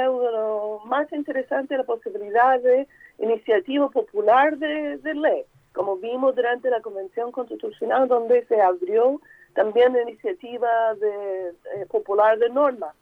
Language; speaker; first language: Spanish; non-native, fluent; English